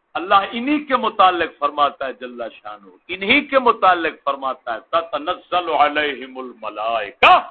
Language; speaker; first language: Urdu; non-native, local second language; Punjabi